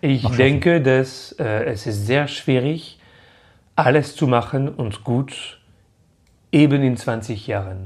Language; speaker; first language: German; non-native, fluent; French